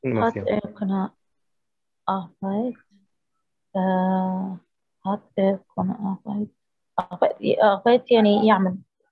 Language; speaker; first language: German; non-native, learner; Arabic